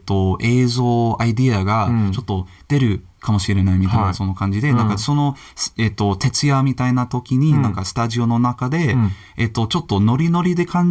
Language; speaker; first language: Japanese; non-native, learner; English